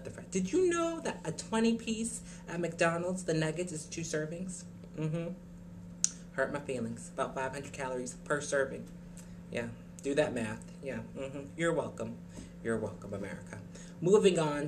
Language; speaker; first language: English; native; English